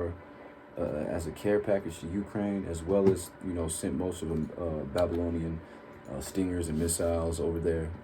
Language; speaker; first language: English; native; English